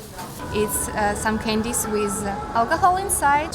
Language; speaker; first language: English; non-native, learner; Russian